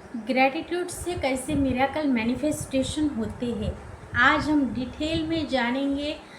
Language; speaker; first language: Hindi; native; Hindi